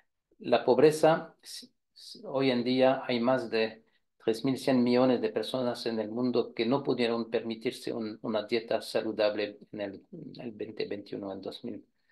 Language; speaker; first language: Spanish; non-native, fluent; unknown